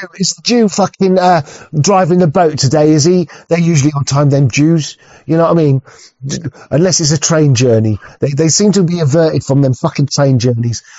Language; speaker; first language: English; native; English